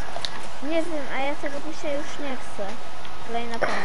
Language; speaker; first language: Polish; early bilingual, heritage; Polish